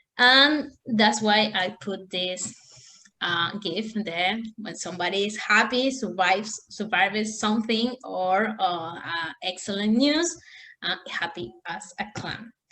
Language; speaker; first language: English; non-native, learner; Spanish